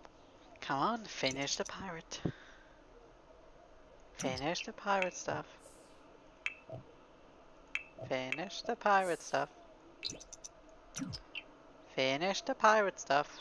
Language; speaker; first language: English; non-native, fluent; German